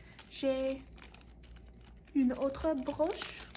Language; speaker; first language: French; non-native, learner; English